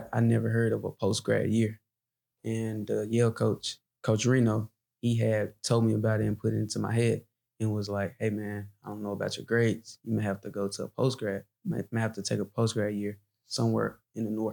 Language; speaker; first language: English; native; English